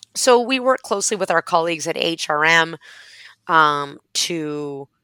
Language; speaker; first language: English; native; English